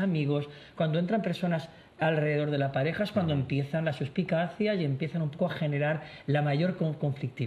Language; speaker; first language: Spanish; native; Spanish